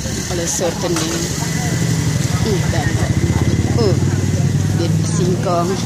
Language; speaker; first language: Dutch; non-native, learner; Indonesian